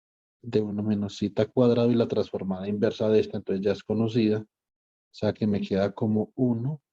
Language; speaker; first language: Spanish; native; Spanish